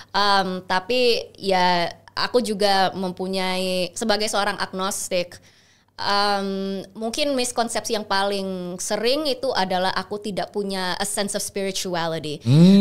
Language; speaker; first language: Indonesian; early bilingual, heritage; Indonesian